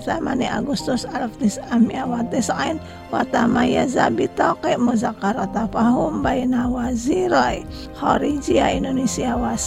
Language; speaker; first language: Arabic; non-native, fluent; Indonesian